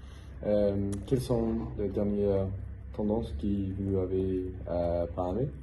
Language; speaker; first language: French; non-native, fluent; English